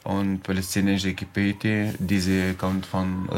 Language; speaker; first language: German; non-native, learner; Arabic